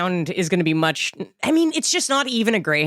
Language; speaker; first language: English; native; English